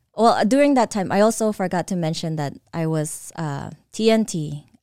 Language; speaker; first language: English; early bilingual, other home language; Filipino